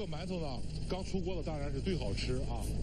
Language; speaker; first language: Chinese; native; Chinese